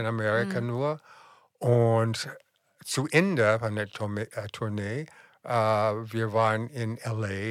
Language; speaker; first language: German; non-native, fluent; English